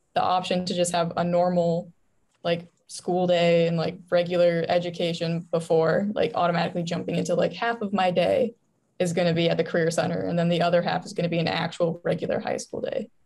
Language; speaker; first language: English; native; English